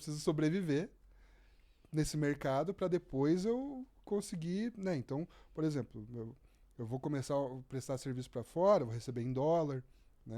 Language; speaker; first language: Portuguese; native; Portuguese